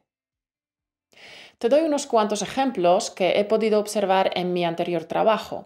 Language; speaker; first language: Spanish; native; Spanish